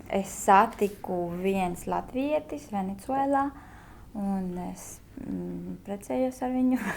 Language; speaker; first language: Latvian; non-native, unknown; Spanish